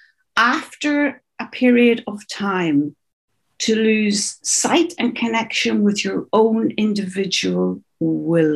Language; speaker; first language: English; native; English